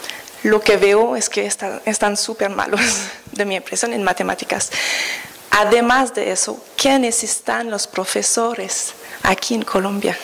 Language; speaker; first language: Spanish; non-native, fluent; French